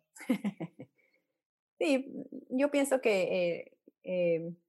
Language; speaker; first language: Spanish; native; Spanish